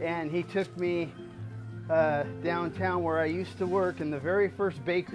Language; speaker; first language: English; native; English